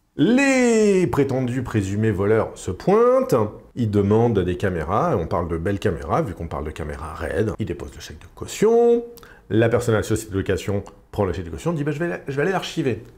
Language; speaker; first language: French; native; French